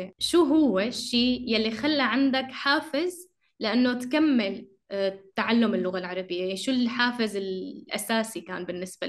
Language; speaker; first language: Arabic; native; Arabic